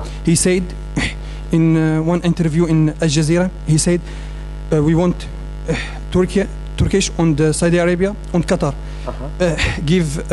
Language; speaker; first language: English; non-native, learner; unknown